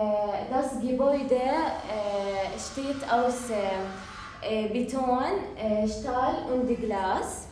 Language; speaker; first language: German; non-native, learner; Arabic